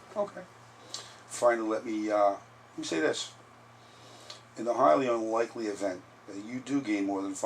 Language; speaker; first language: English; native; English